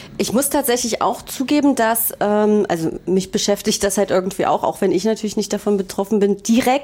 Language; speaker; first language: German; native; German